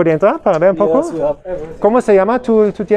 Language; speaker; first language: Spanish; non-native, learner; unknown